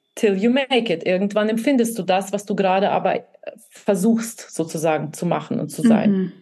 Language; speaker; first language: German; early bilingual, other home language; Russian